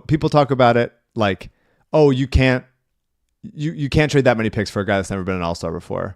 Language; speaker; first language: English; native; English